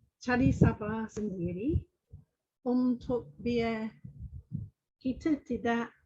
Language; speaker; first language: Indonesian; non-native, fluent; English